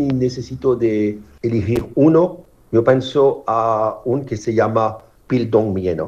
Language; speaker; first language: Spanish; non-native, learner; Korean